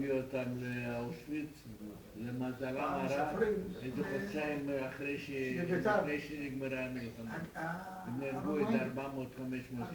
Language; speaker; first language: Hebrew; non-native, fluent; Romanian